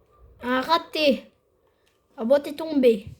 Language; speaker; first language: French; native; French